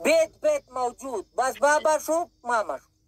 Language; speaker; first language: Arabic; non-native, learner; Pashto